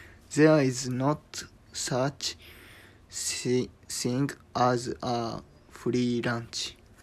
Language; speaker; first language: English; non-native, learner; Japanese